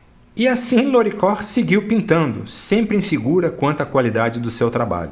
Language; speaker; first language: Portuguese; native; Portuguese